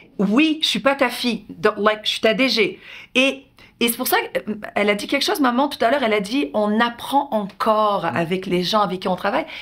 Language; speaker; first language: French; native; French